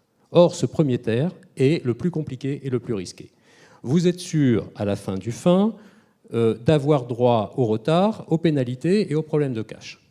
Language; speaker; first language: French; native; French